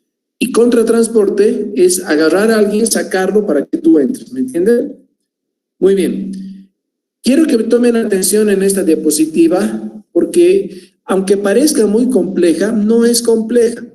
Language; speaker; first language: Spanish; native; Spanish